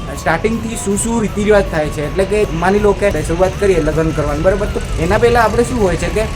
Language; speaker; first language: Gujarati; native; Gujarati